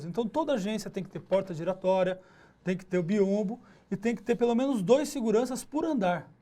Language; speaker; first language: Portuguese; native; Portuguese